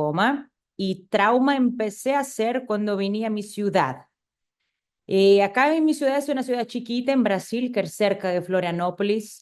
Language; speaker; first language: Spanish; non-native, fluent; Portuguese